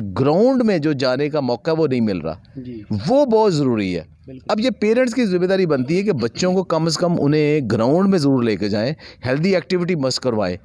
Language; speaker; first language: Urdu; non-native, local second language; Punjabi